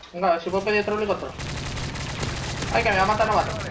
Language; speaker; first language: Spanish; native; Spanish